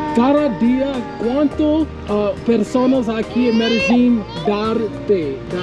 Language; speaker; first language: Spanish; non-native, learner; English